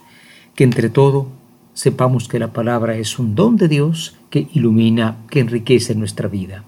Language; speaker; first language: Spanish; native; Spanish